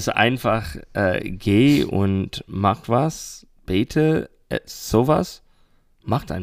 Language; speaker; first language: German; non-native, learner; English